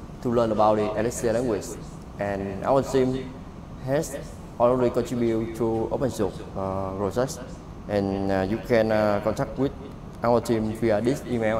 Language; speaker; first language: English; non-native, learner; Vietnamese